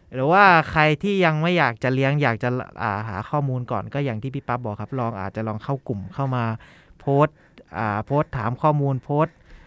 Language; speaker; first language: Thai; native; Thai